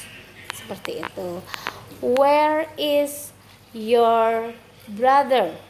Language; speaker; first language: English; non-native, fluent; Indonesian